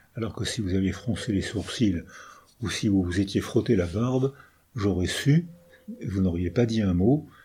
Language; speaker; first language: French; native; French